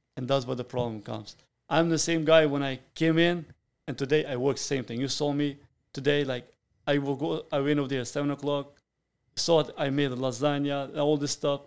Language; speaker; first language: English; non-native, fluent; Italian